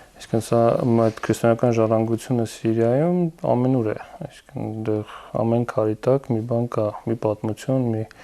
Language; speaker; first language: Armenian; native; Armenian